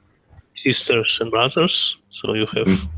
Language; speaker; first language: English; non-native, learner; Russian